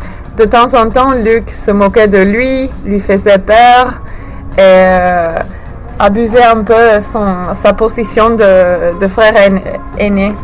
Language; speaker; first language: French; non-native, learner; English